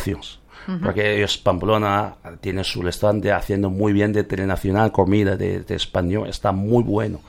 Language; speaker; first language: Spanish; non-native, learner; Chinese